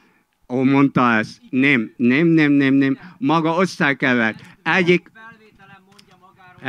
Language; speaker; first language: Hungarian; non-native, fluent; Arabic